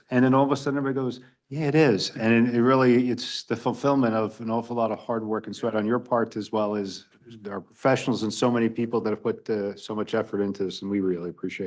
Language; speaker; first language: English; native; English